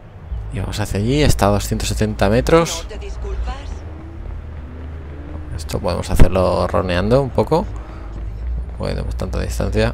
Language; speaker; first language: Spanish; native; Spanish